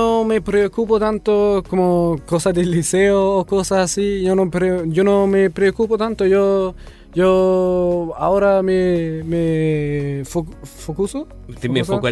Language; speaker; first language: Spanish; non-native, learner; German